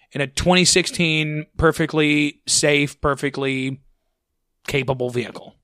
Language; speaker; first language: English; native; English